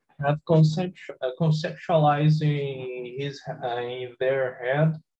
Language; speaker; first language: English; non-native, learner; Portuguese